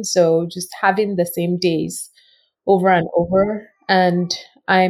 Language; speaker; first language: English; non-native, local second language; Yoruba